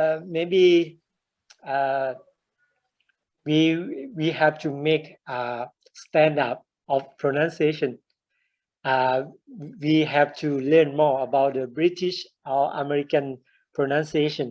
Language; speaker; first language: English; non-native, learner; Thai